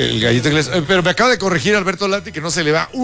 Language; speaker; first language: Spanish; native; Spanish